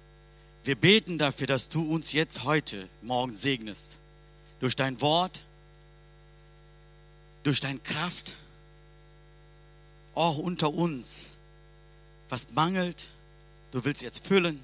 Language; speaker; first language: German; non-native, learner; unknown